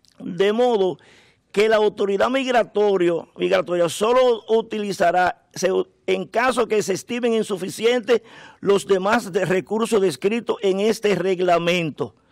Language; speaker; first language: Spanish; native; Spanish